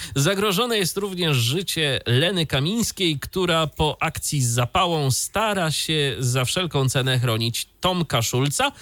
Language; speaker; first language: Polish; native; Polish